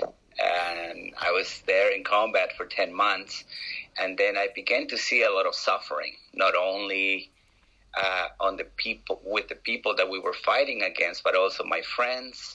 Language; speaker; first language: English; non-native, fluent; Spanish